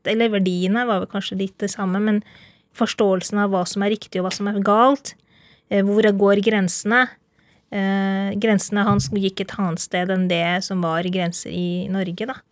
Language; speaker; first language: Norwegian; early bilingual, other home language; Urdu